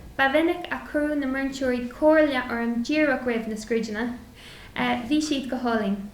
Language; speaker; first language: Irish; non-native, local second language; English